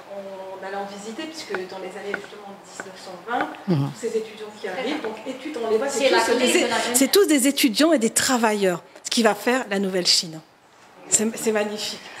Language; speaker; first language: French; native; French